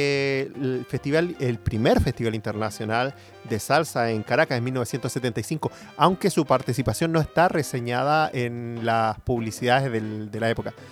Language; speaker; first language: Spanish; native; Spanish